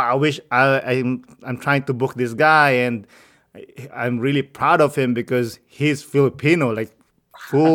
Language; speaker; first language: English; non-native, local second language; Filipino